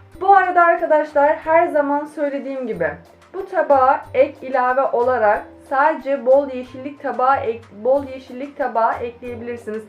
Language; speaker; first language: Turkish; native; Turkish